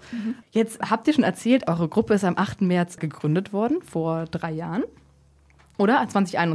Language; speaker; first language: German; native; German